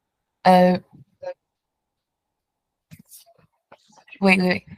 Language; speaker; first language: French; non-native, learner; Vietnamese